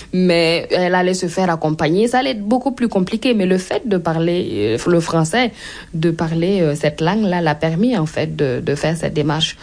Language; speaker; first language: French; non-native, local second language; Mossi